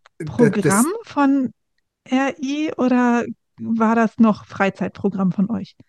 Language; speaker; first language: German; native; German